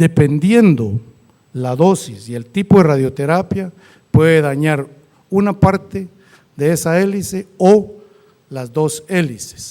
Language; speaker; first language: Spanish; native; Spanish